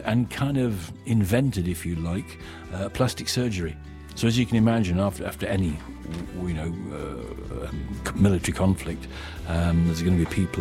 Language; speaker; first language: English; native; English